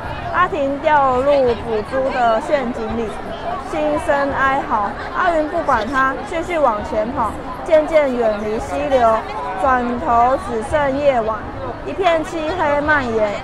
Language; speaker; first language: Chinese; native; Chinese